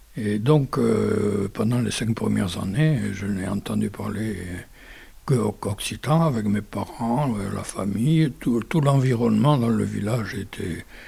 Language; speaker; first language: French; non-native, local second language; Occitan